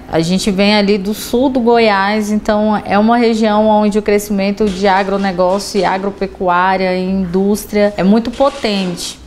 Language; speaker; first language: Portuguese; native; Portuguese